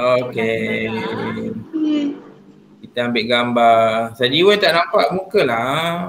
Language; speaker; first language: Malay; non-native, local second language; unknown